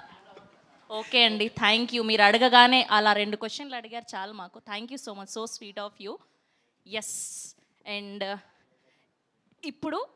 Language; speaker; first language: Telugu; native; Telugu